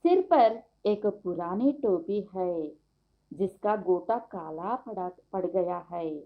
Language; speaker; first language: Hindi; non-native, local second language; Telugu